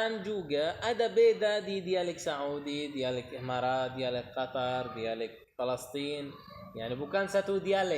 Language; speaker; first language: Indonesian; non-native, learner; Arabic